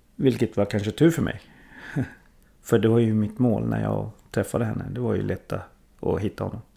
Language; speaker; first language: Swedish; early bilingual, other home language; Thai